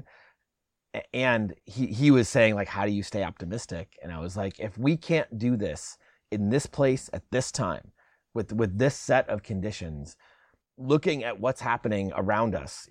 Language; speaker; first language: English; native; English